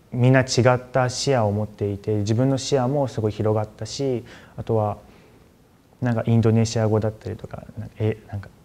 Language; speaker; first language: Japanese; native; Japanese